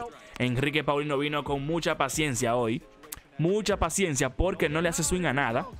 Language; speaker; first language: Spanish; native; Spanish